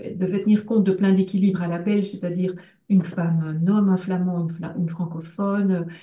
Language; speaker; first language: French; native; French